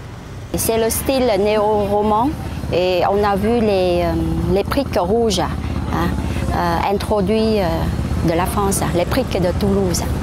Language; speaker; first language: French; non-native, fluent; Vietnamese